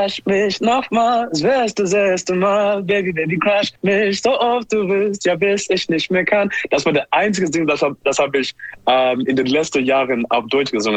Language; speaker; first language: German; non-native, learner; English